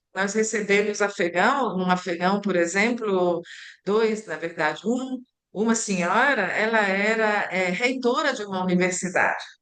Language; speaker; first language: Portuguese; early bilingual, other home language; Italian